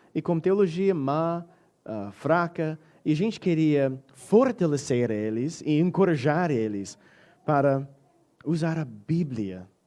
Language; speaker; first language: Portuguese; non-native, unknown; English